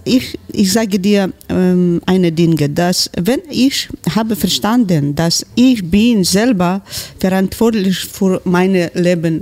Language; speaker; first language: German; non-native, learner; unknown